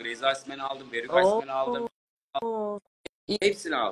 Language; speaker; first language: Turkish; native; Turkish